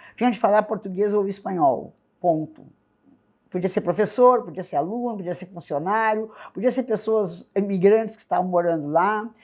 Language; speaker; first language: Portuguese; native; Portuguese